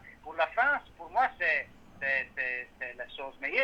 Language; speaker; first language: French; non-native, learner; Italian